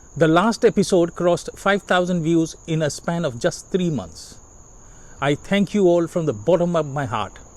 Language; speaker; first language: English; non-native, local second language; Hindi